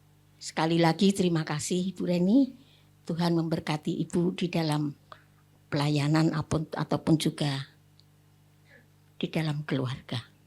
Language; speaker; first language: Indonesian; native; Indonesian